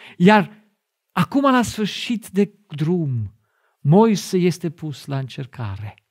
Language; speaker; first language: Romanian; non-native, fluent; German